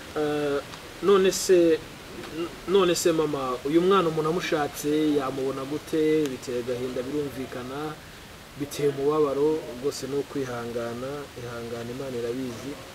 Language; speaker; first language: Kinyarwanda; native; Kinyarwanda